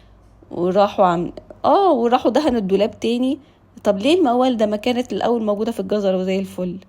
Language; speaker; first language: Arabic; native; Arabic